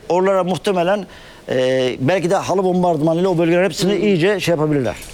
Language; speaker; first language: Turkish; native; Turkish